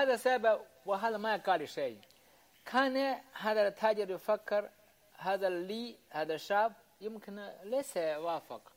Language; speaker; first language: Arabic; non-native, learner; Chinese